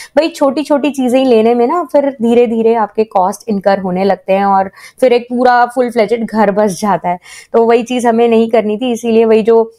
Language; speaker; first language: Hindi; native; Hindi